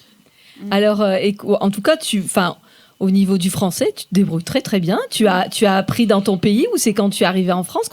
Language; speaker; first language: French; native; French